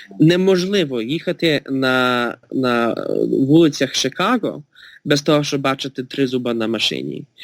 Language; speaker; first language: Ukrainian; early bilingual, heritage; Ukrainian